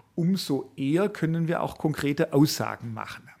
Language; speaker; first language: German; native; German